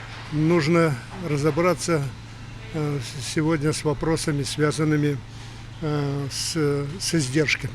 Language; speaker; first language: Russian; native; Russian